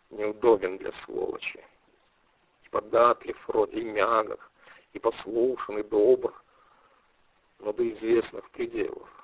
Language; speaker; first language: Russian; native; Russian